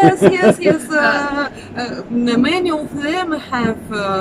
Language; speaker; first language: English; non-native, learner; Russian